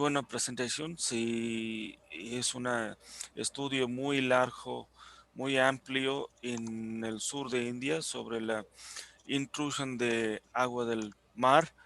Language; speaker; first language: Spanish; non-native, fluent; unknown